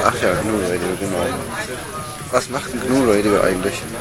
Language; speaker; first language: German; native; German